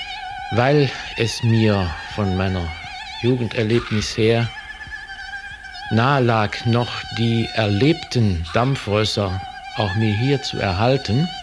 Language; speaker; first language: German; native; German